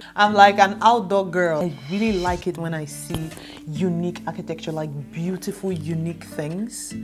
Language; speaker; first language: English; non-native, local second language; Igbo